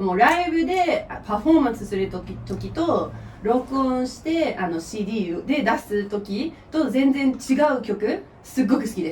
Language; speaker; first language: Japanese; non-native, fluent; English